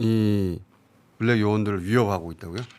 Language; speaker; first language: Korean; native; Korean